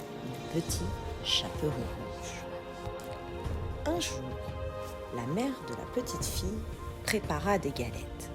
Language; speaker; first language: French; native; French